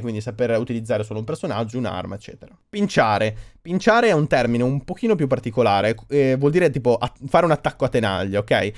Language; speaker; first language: Italian; native; Italian